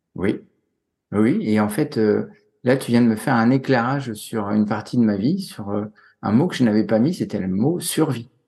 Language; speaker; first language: French; native; French